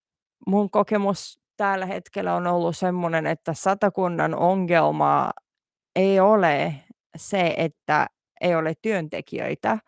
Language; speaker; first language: Finnish; non-native, learner; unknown